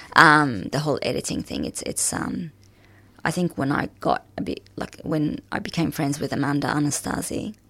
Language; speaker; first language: English; early bilingual, other home language; Arabic